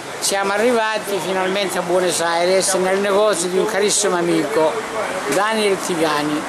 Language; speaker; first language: Italian; native; Italian